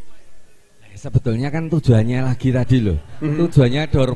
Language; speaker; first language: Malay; non-native, local second language; Javanese